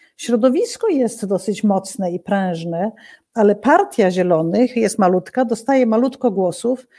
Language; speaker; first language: Polish; native; Polish